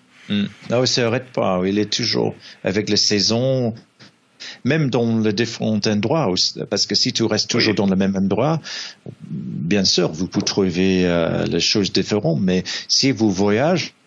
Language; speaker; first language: French; non-native, fluent; English